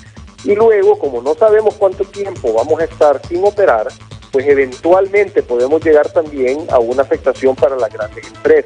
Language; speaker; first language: Spanish; native; Spanish